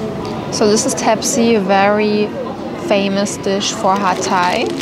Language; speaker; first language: English; non-native, fluent; German